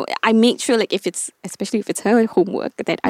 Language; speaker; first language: English; non-native, local second language; Tamil